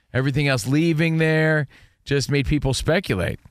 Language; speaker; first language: English; native; English